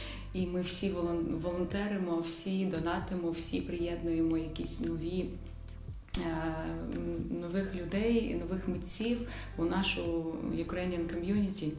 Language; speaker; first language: Ukrainian; native; Ukrainian